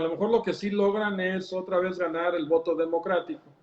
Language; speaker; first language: Spanish; native; Spanish